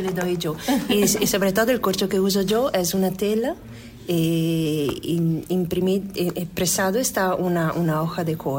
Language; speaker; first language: Spanish; non-native, fluent; Italian